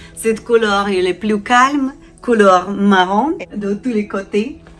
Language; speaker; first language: French; non-native, learner; Ukrainian